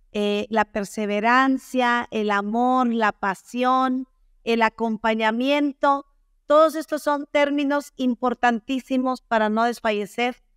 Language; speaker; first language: Spanish; native; Spanish